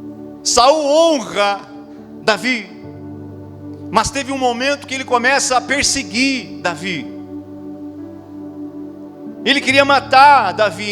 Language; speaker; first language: Portuguese; native; Portuguese